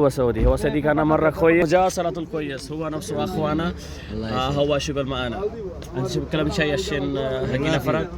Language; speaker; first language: Arabic; non-native, learner; Bangla